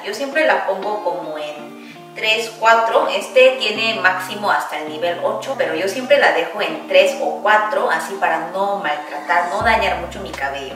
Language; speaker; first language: Spanish; non-native, fluent; Korean